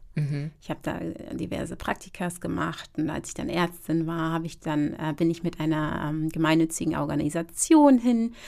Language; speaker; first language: German; native; German